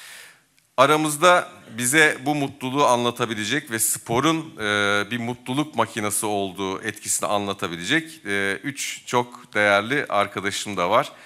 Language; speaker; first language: Turkish; native; Turkish